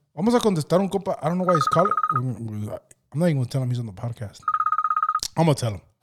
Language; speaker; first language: English; early bilingual, other home language; Spanish